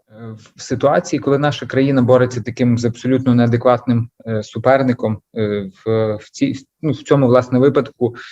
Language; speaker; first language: Ukrainian; native; Ukrainian